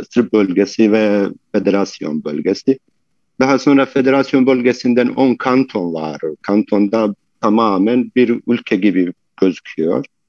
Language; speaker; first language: Turkish; non-native, fluent; Bosnian